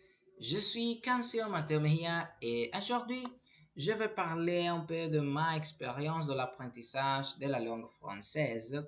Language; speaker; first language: French; non-native, learner; Spanish